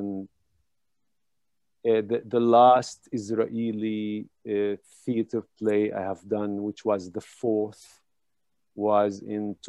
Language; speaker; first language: English; non-native, fluent; Hebrew